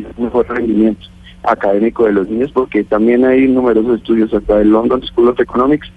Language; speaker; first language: Spanish; native; Spanish